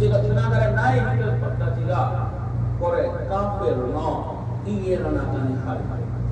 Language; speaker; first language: Japanese; non-native, learner; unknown